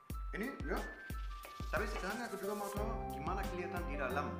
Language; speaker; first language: Indonesian; non-native, fluent; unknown